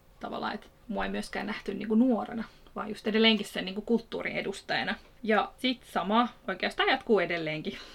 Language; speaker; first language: Finnish; early bilingual, other home language; Kurdish